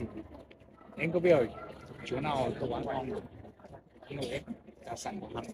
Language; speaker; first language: Vietnamese; non-native, learner; Chinese